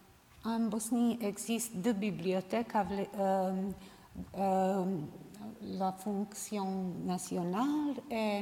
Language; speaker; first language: French; non-native, learner; Serbian